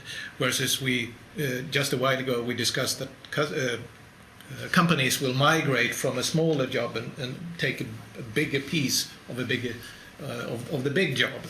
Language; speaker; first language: English; non-native, fluent; Swedish